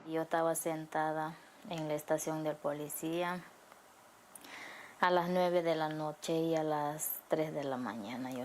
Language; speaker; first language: Spanish; non-native, learner; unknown